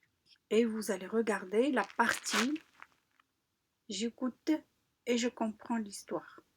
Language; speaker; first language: French; non-native, local second language; Arabic